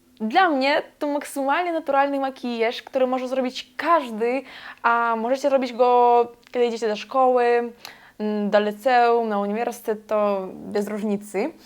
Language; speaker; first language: Polish; non-native, fluent; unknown